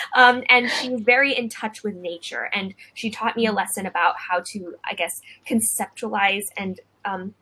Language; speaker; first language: English; non-native, local second language; Cantonese